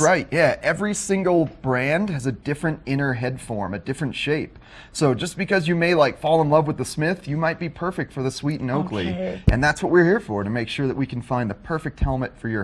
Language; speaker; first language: English; native; English